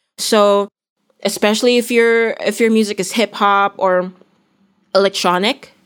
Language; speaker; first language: English; non-native, local second language; Filipino